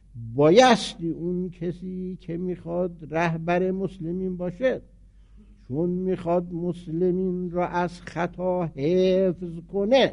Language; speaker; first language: Persian; native; Persian